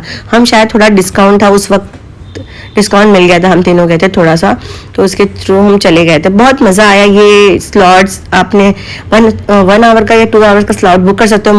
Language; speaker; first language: Hindi; native; Hindi